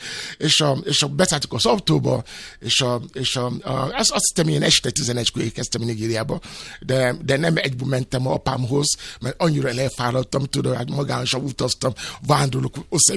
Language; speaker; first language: Hungarian; non-native, fluent; Yoruba